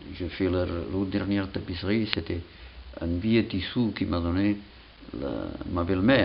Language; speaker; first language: French; non-native, fluent; Catalan